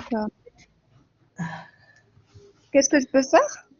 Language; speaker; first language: French; non-native, local second language; Arabic